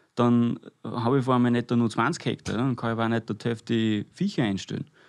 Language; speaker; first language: German; native; German